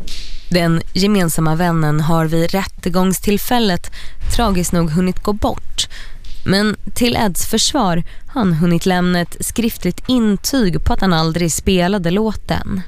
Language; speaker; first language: Swedish; native; Swedish